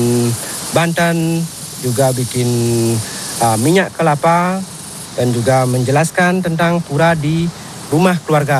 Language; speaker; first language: Indonesian; non-native, local second language; Balinese